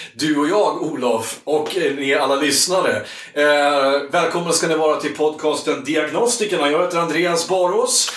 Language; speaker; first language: Swedish; native; Swedish